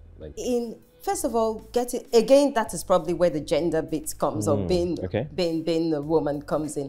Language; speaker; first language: English; non-native, local second language; Yoruba